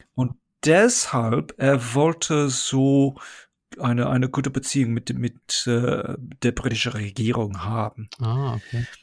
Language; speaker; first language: German; non-native, fluent; English